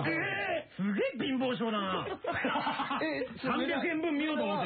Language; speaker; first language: Japanese; native; Japanese